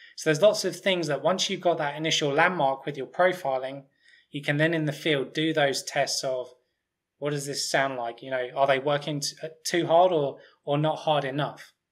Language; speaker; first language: English; native; English